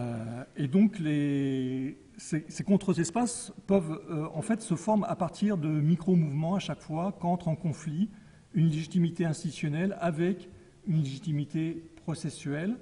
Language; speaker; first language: French; native; French